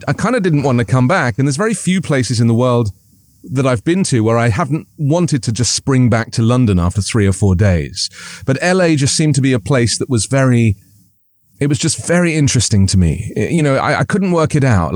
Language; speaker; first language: English; native; English